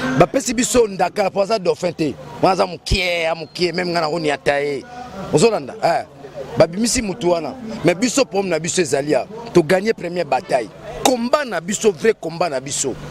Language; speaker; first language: Lingala; non-native, local second language; Kongo